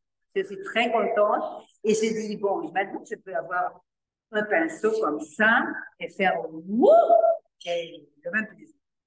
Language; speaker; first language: French; non-native, learner; Spanish